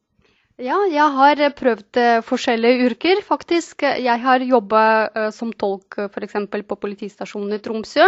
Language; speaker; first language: Norwegian; non-native, fluent; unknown